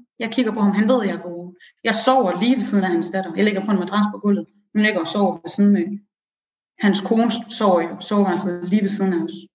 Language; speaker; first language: Danish; early bilingual, other home language; Persian